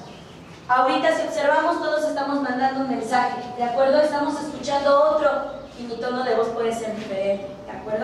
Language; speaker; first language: Spanish; native; Spanish